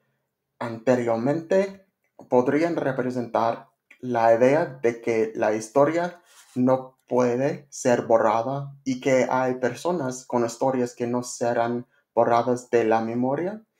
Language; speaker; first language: Spanish; non-native, learner; English